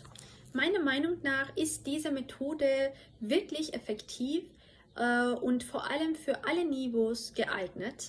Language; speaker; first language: German; non-native, fluent; Turkish